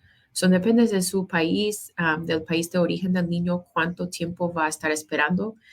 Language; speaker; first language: Spanish; non-native, fluent; English